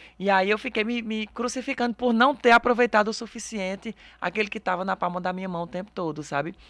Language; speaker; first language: Portuguese; native; Portuguese